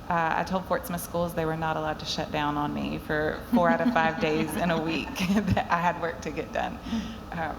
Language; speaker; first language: English; native; English